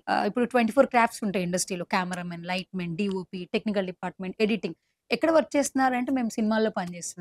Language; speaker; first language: Telugu; native; Telugu